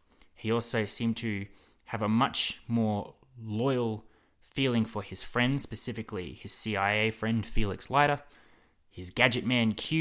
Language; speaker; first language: English; native; English